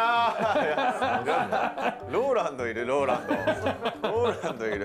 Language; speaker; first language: Japanese; native; Japanese